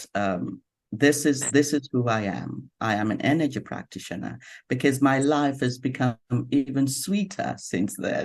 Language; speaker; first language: English; non-native, local second language; Yoruba